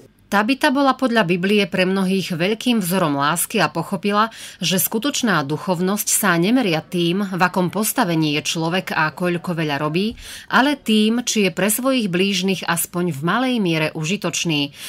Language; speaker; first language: Slovak; native; Slovak